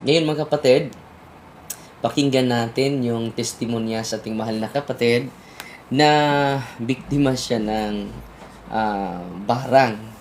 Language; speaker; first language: Filipino; non-native, local second language; Cebuano